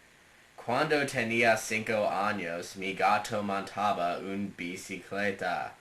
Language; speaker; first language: Spanish; non-native, learner; English